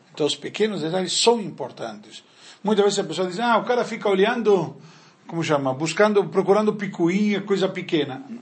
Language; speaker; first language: Portuguese; non-native, fluent; Spanish